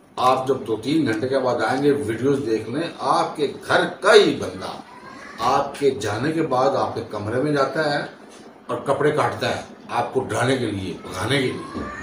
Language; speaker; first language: Urdu; non-native, local second language; Punjabi